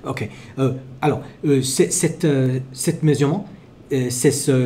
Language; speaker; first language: French; non-native, learner; English